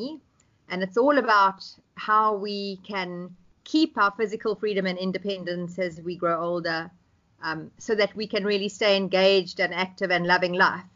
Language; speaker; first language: English; native; English